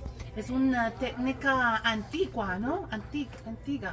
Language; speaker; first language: Spanish; non-native, learner; English